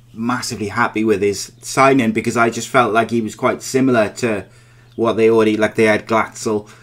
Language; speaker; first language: English; native; English